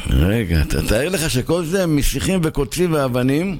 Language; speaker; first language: Hebrew; native; Hebrew